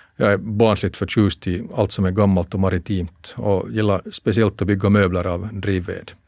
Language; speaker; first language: Swedish; native; Swedish